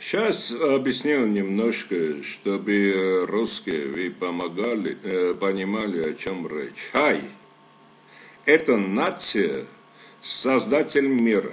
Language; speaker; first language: Russian; non-native, fluent; Armenian